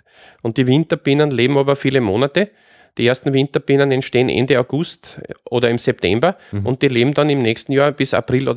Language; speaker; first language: German; native; German